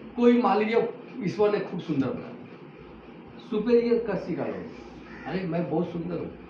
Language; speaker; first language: Hindi; native; Hindi